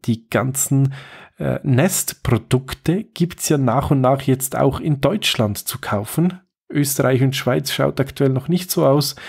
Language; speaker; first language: German; native; German